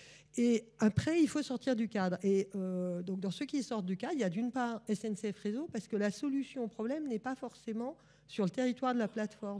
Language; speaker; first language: French; native; French